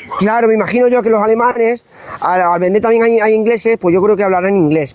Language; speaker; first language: Spanish; native; Spanish